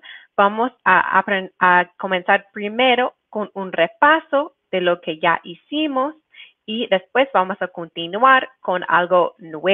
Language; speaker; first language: Spanish; non-native, fluent; English